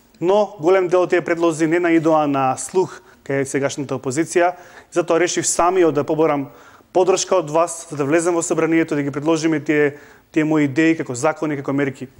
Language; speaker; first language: Macedonian; native; Macedonian